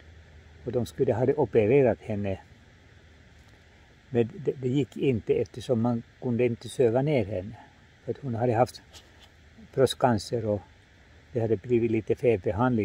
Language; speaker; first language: Swedish; non-native, fluent; Finnish